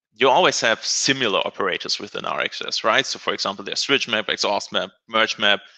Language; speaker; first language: English; non-native, fluent; German